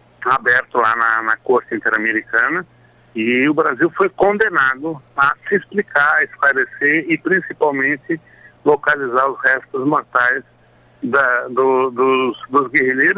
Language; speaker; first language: Portuguese; native; Portuguese